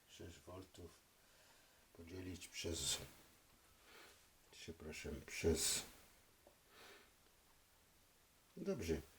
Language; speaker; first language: Polish; non-native, fluent; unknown